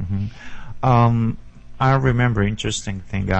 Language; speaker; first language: English; non-native, learner; Japanese